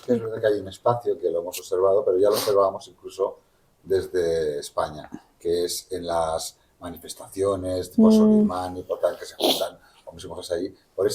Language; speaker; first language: Spanish; native; Spanish